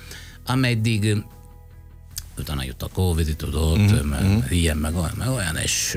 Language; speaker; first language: Hungarian; non-native, fluent; Italian